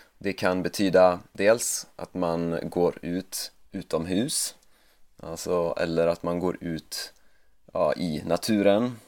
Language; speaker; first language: Swedish; native; Swedish